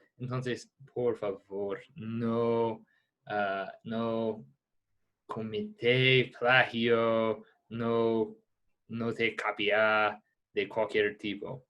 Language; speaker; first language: Spanish; non-native, fluent; English